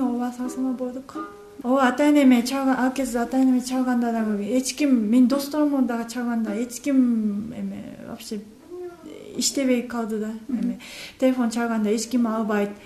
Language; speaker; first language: Kyrgyz; non-native, learner; Japanese